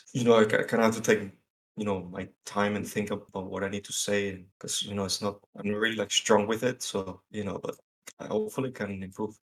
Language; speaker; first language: English; non-native, fluent; Spanish